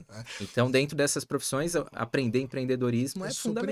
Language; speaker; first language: Portuguese; native; Portuguese